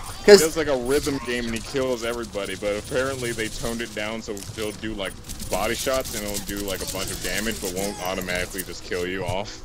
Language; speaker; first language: English; native; English